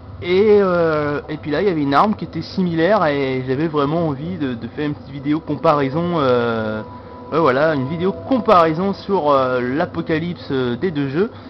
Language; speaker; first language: French; native; French